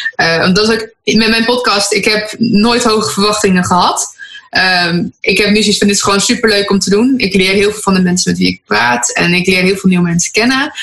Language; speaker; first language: Dutch; native; Dutch